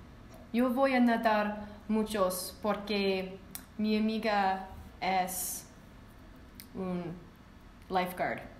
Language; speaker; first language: Spanish; non-native, learner; English